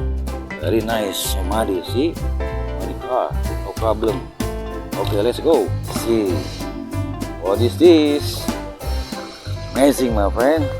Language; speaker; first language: English; non-native, learner; Indonesian